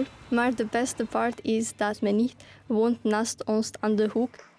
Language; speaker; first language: Dutch; early bilingual, other home language; Albanian